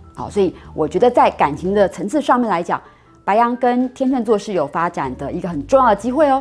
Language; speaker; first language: Chinese; native; Chinese